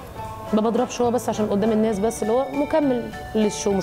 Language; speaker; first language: Arabic; native; Arabic